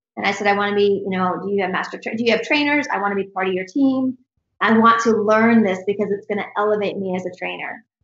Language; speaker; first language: English; native; English